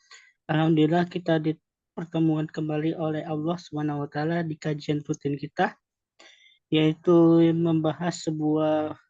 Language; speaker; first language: Indonesian; native; Indonesian